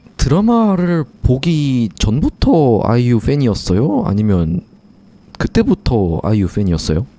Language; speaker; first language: Korean; native; Korean